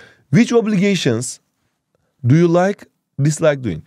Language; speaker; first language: English; non-native, fluent; Turkish